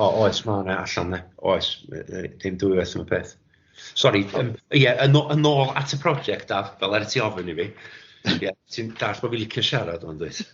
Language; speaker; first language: Welsh; native; Welsh